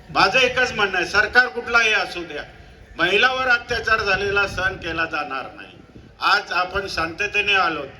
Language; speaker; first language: Marathi; native; Marathi